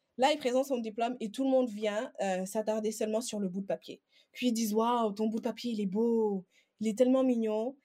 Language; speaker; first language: French; non-native, local second language; Wolof